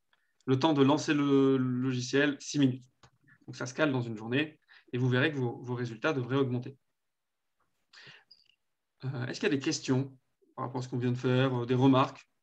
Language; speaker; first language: French; native; French